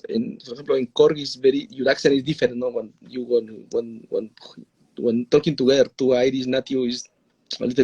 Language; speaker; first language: English; non-native, learner; Spanish